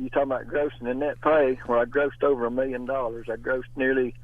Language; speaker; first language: English; native; English